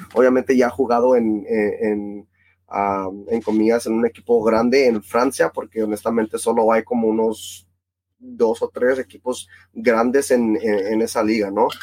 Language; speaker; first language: Spanish; early bilingual, heritage; Spanish